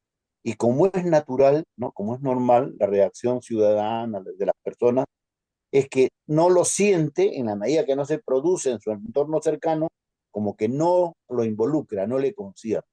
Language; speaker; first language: Spanish; native; Spanish